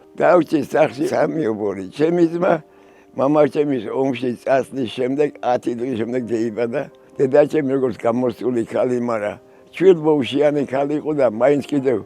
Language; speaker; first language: Georgian; native; Georgian